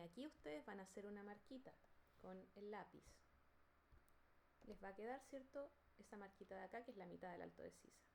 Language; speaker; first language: Spanish; native; Spanish